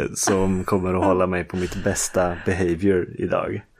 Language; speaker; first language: Swedish; native; Swedish